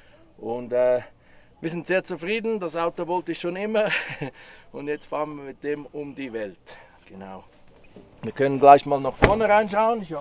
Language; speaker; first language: German; native; German